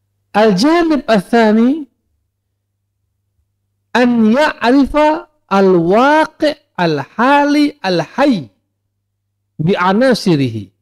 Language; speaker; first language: Arabic; non-native, fluent; Indonesian